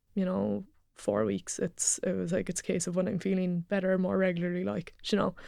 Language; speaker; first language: English; native; English